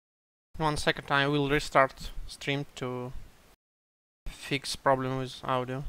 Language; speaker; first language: English; non-native, learner; Russian